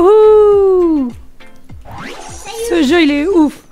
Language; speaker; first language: French; native; French